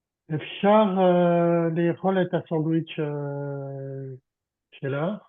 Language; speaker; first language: Hebrew; non-native, learner; French